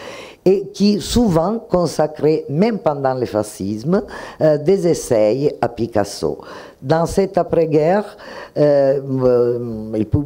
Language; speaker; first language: French; non-native, fluent; Italian